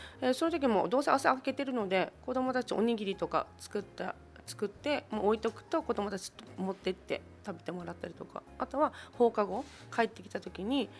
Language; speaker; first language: Japanese; native; Japanese